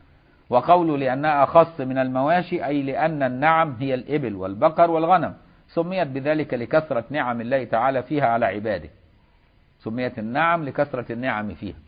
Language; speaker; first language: Arabic; native; Arabic